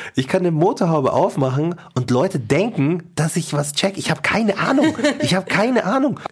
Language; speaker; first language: German; native; German